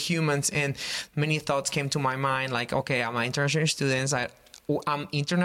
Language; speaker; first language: English; non-native, fluent; Spanish